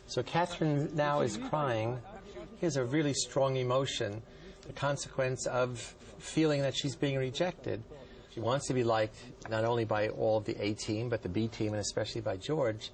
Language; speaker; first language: English; native; English